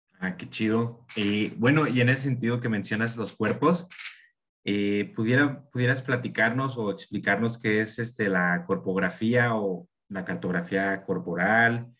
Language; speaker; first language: Spanish; native; Spanish